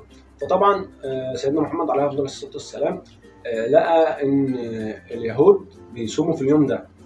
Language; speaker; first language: Arabic; native; Arabic